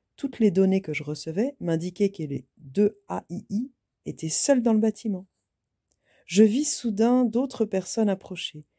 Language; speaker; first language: French; native; French